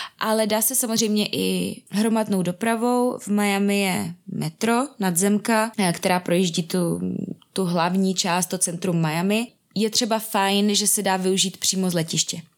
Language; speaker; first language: Czech; native; Czech